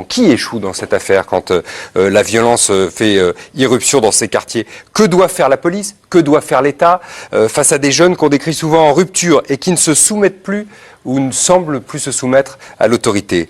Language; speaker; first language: French; native; French